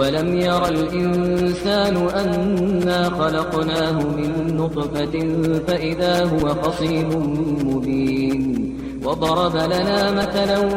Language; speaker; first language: Arabic; native; Arabic